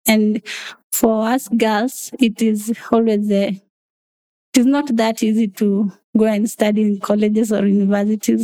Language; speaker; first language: English; non-native, local second language; Masai